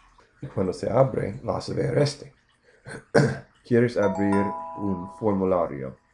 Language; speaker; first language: Spanish; non-native, fluent; English